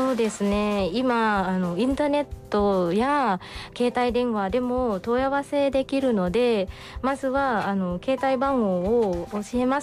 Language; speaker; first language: Japanese; non-native, fluent; Thai